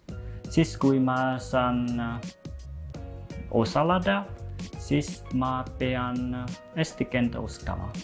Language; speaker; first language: Estonian; non-native, fluent; Vietnamese